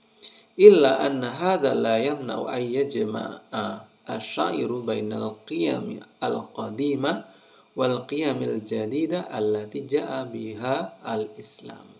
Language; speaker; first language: Arabic; non-native, fluent; Indonesian